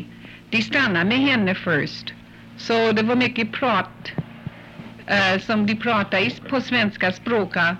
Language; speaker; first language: Swedish; early bilingual, heritage; English